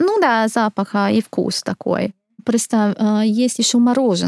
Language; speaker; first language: Russian; non-native, fluent; Hungarian